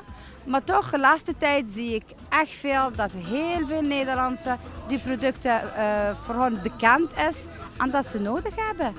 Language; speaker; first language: Dutch; non-native, fluent; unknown